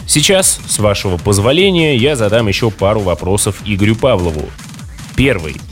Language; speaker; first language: Russian; native; Russian